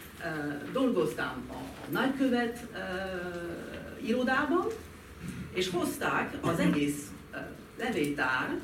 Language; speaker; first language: Hungarian; non-native, fluent; French